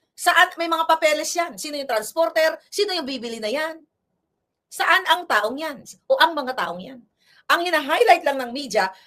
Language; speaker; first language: Filipino; non-native, local second language; Cebuano